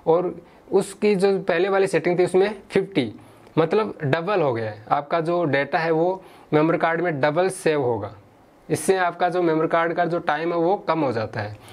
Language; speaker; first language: Hindi; native; Hindi